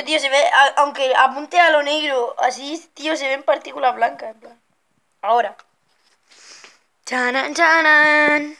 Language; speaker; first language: Spanish; native; Spanish